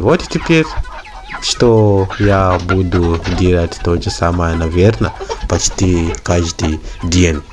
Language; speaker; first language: Russian; non-native, learner; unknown